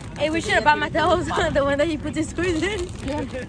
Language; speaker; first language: English; early bilingual, other home language; Spanish